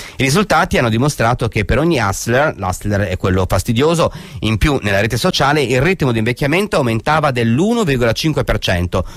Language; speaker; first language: Italian; native; Italian